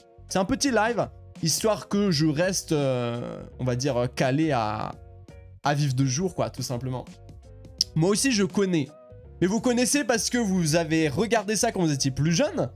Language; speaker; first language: French; native; French